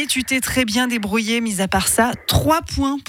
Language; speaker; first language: French; native; French